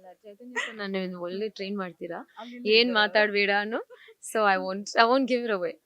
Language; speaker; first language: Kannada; non-native, learner; Tamil